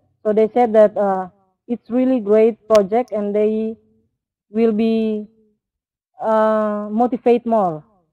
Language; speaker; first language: English; non-native, learner; Indonesian